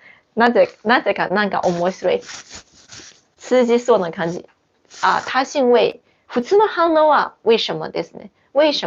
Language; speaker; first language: Japanese; non-native, fluent; Chinese